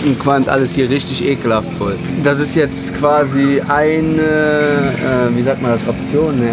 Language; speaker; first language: German; native; German